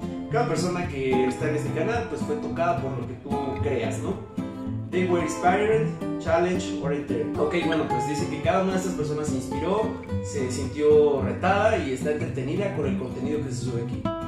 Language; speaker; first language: Spanish; native; Spanish